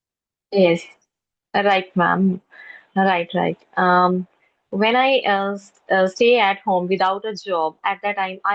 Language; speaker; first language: English; non-native, learner; Hindi